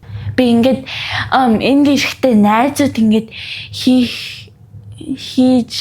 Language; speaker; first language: Mongolian; early bilingual, heritage; Mongolian